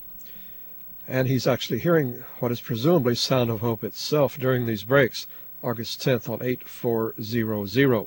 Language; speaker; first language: English; native; English